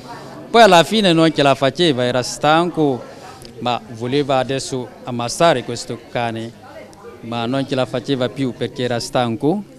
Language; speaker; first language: Italian; non-native, learner; French